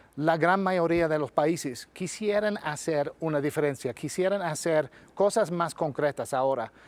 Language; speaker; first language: Spanish; non-native, fluent; English